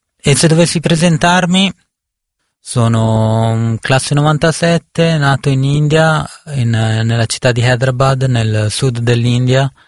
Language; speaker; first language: Italian; early bilingual, other home language; Punjabi